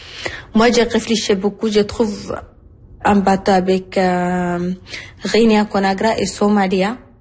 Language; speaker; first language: French; non-native, learner; Arabic